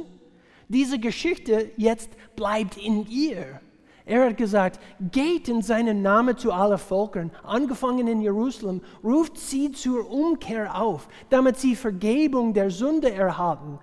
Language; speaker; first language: German; non-native, fluent; English